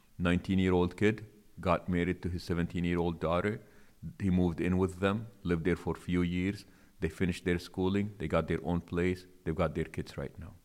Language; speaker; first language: English; non-native, local second language; Arabic